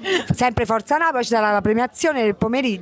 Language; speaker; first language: Italian; native; Italian